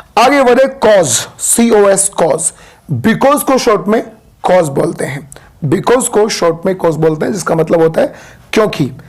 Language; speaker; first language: Hindi; native; Hindi